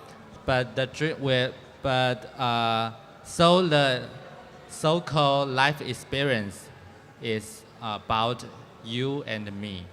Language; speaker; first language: English; non-native, fluent; Chinese